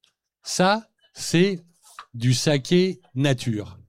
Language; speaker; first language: French; native; French